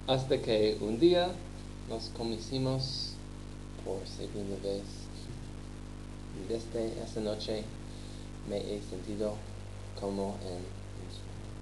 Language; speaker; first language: Spanish; non-native, learner; English